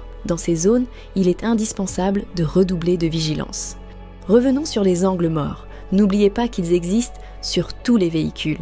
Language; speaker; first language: French; native; French